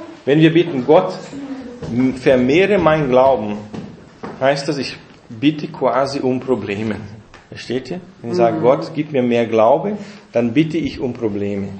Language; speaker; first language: German; non-native, fluent; Portuguese